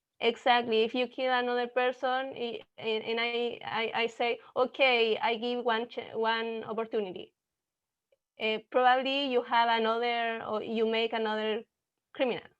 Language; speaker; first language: English; non-native, learner; Spanish